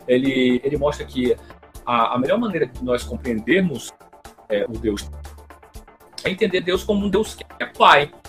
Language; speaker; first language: Portuguese; native; Portuguese